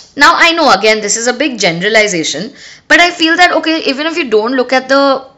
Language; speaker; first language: English; non-native, local second language; Hindi